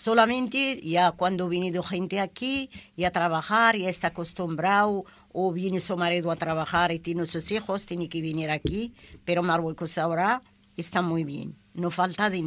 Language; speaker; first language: Spanish; non-native, learner; Arabic